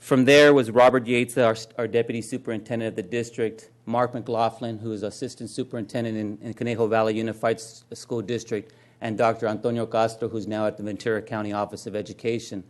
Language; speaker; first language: English; native; English